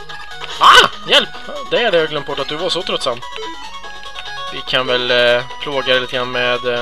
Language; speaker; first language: Swedish; native; Swedish